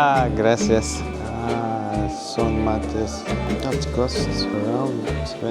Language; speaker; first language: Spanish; non-native, learner; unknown